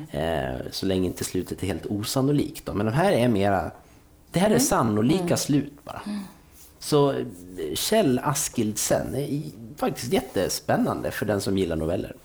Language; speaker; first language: Swedish; native; Swedish